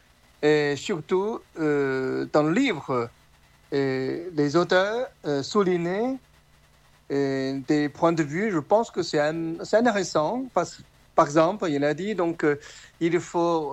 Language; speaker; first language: French; non-native, learner; Chinese